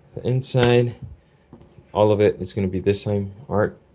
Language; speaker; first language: English; native; English